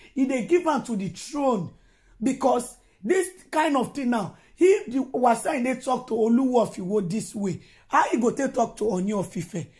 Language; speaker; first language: Nigerian Pidgin; non-native, local second language; Yoruba